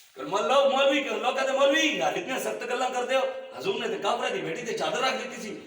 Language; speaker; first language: Urdu; non-native, local second language; Punjabi